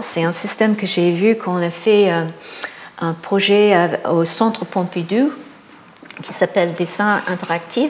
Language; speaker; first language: French; non-native, fluent; English